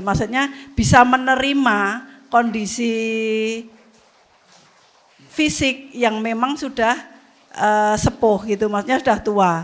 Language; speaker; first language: Indonesian; non-native, local second language; Javanese